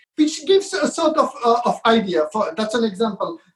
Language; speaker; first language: English; non-native, fluent; Hebrew